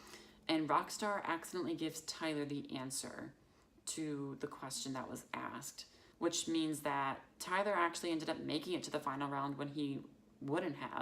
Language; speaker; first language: English; native; English